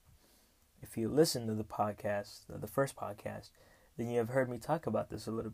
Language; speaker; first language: English; non-native, local second language; Kinyarwanda